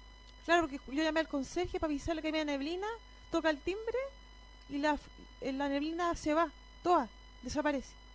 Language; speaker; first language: Spanish; native; Spanish